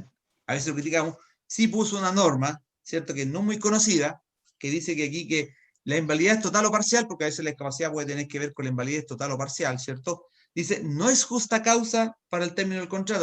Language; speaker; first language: Spanish; native; Spanish